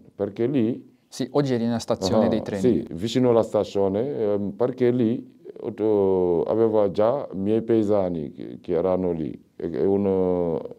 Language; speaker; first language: Italian; non-native, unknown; Wolof